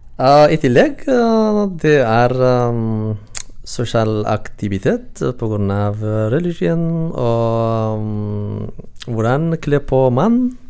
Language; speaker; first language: Norwegian; non-native, learner; Tigrinya